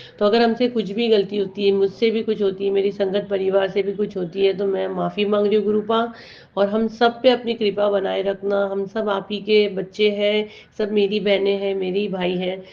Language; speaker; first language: Hindi; native; Hindi